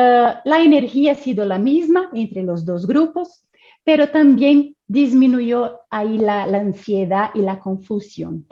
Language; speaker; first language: Spanish; non-native, fluent; Portuguese